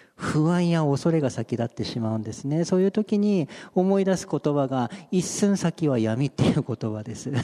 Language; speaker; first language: Japanese; native; Japanese